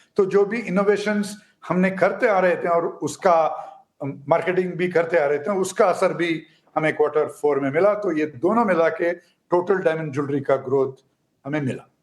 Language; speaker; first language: Hindi; non-native, local second language; Tamil